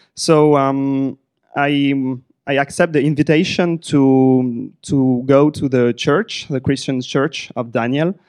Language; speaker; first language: English; non-native, fluent; French